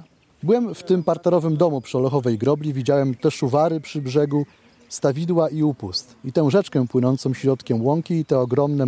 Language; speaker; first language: Polish; native; Polish